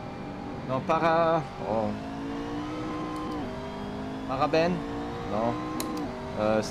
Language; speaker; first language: French; native; French